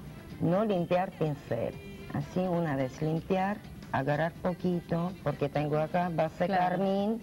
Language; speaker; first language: Spanish; non-native, learner; Russian